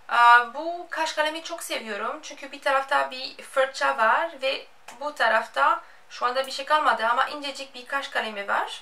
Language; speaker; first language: Turkish; non-native, fluent; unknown